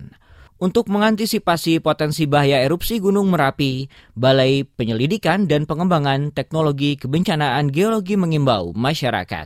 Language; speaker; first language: Indonesian; native; Indonesian